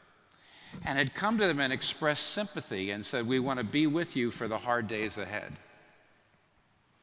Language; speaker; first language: English; native; English